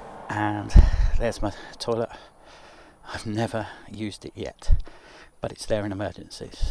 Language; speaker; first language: English; native; English